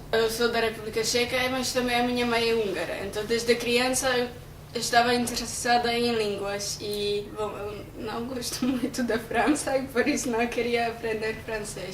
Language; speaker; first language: Portuguese; non-native, fluent; Czech